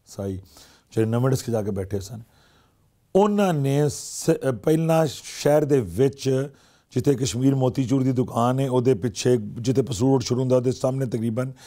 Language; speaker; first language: Punjabi; native; Punjabi